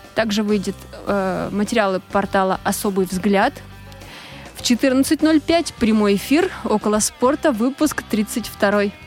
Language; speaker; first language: Russian; native; Russian